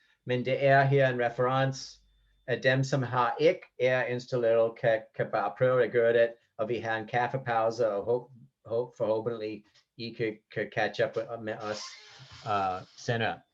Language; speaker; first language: Danish; non-native, fluent; English